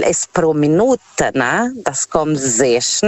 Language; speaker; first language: German; non-native, learner; Portuguese